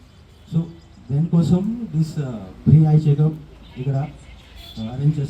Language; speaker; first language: Telugu; non-native, learner; Hindi